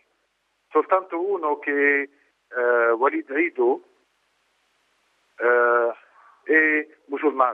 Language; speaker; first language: Italian; non-native, learner; Arabic